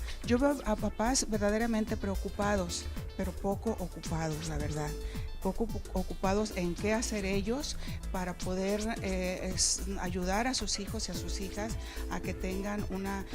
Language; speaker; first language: Spanish; native; Spanish